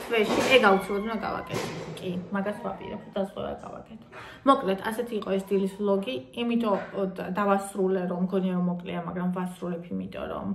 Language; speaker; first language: Georgian; native; Georgian